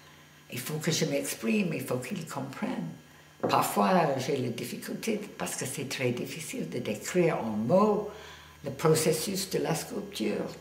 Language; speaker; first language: French; non-native, fluent; English